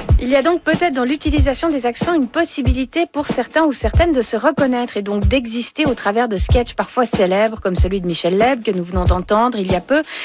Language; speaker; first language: French; native; French